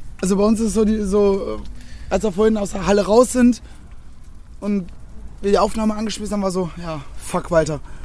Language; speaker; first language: German; native; German